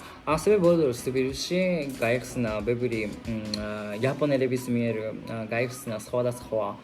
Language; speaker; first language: Georgian; non-native, fluent; Japanese